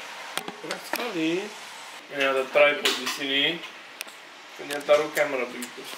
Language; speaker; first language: Indonesian; non-native, learner; English